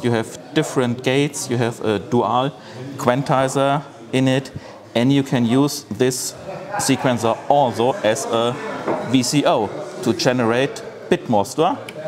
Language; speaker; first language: English; non-native, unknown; German